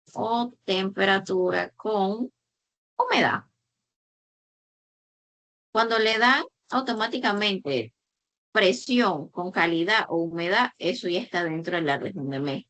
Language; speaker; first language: Spanish; native; Spanish